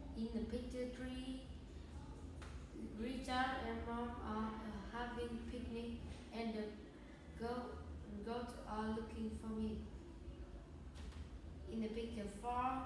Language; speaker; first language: English; non-native, learner; Vietnamese